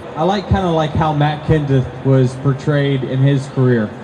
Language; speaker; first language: English; native; English